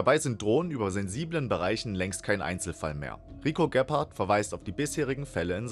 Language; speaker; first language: German; native; German